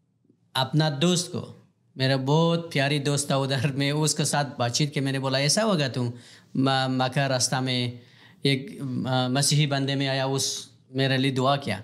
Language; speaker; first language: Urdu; non-native, learner; Pashto